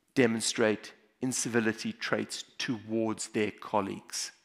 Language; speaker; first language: English; native; English